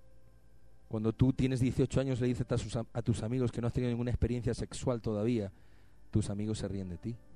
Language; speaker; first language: Spanish; native; Spanish